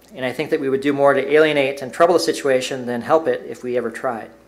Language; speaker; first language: English; native; English